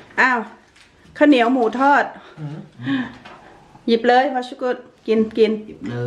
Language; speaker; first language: Thai; native; Thai